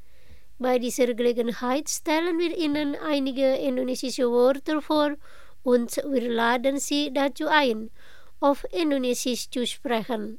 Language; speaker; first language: German; non-native, fluent; Indonesian